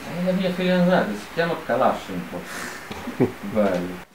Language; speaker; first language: Italian; non-native, learner; Kurdish